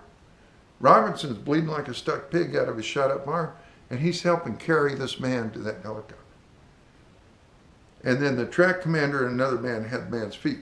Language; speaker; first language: English; native; English